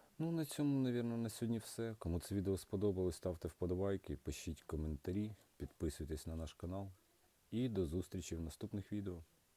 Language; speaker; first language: Ukrainian; native; Ukrainian